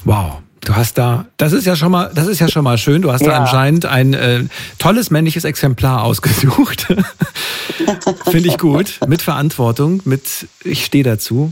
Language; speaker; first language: German; native; German